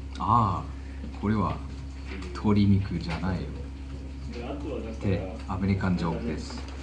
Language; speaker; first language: Japanese; non-native, fluent; English